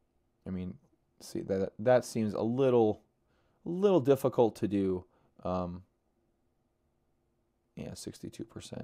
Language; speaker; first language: English; native; English